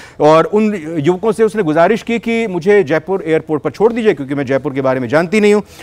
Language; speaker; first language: Hindi; native; Hindi